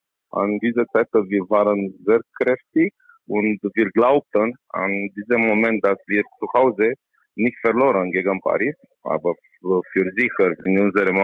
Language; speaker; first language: German; non-native, learner; Romanian